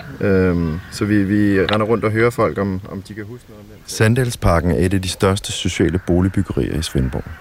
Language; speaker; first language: Danish; native; Danish